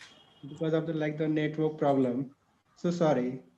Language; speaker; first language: English; non-native, local second language; Nepali